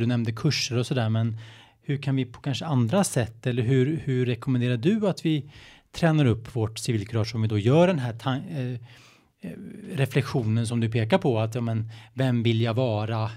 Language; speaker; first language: Swedish; native; Swedish